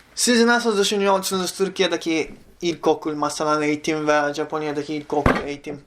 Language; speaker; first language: Turkish; non-native, fluent; Japanese